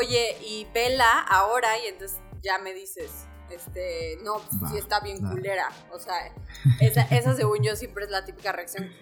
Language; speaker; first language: Spanish; native; Spanish